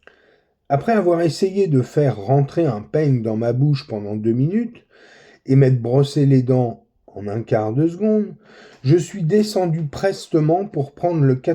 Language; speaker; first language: French; native; French